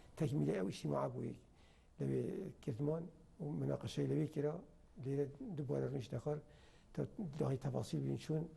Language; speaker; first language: Central Kurdish; non-native, local second language; Kurdish